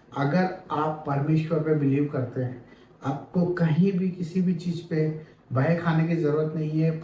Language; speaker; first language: Hindi; native; Hindi